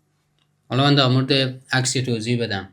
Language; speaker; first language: Persian; native; Persian